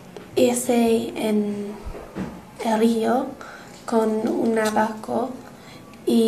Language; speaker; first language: Spanish; non-native, learner; English